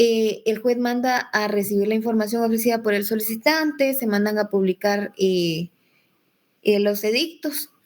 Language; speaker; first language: Spanish; native; Spanish